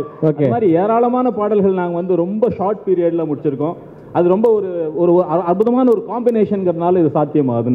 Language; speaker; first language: Tamil; native; Tamil